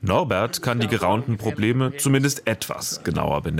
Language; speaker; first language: German; native; German